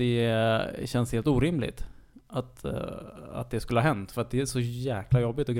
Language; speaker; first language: Swedish; native; Swedish